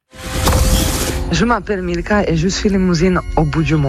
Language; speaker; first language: French; non-native, fluent; Croatian